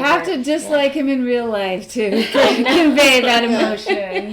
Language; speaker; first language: English; native; English